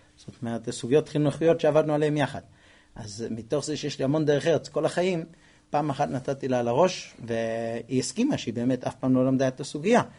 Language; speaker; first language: Hebrew; non-native, fluent; English